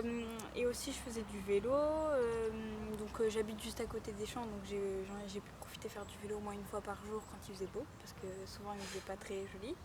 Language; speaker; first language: French; native; French